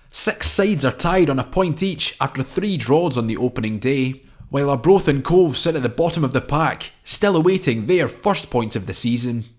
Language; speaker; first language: English; native; English